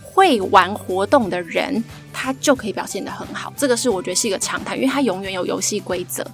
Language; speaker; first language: Chinese; native; Chinese